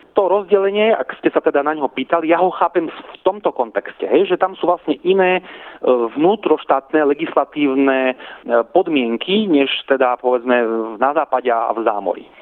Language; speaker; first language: Slovak; non-native, local second language; Rusyn